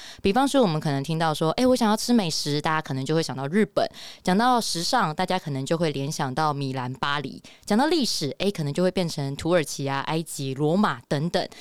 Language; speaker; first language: Chinese; native; Chinese